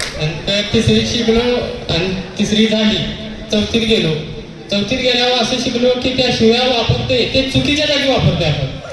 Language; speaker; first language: Marathi; non-native, local second language; Kannada